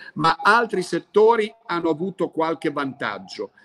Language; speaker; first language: Italian; native; Italian